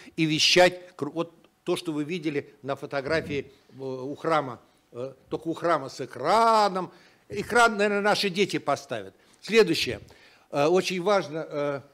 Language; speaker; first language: Russian; native; Russian